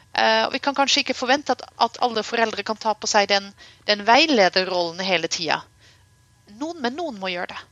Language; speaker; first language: Norwegian; non-native, fluent; Dutch